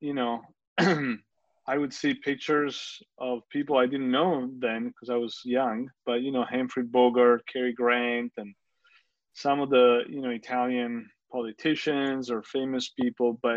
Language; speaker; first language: English; non-native, fluent; Italian